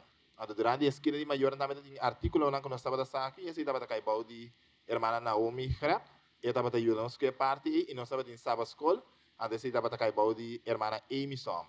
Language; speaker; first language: Portuguese; non-native, learner; Papiamento